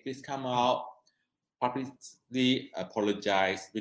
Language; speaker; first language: English; non-native, local second language; Cantonese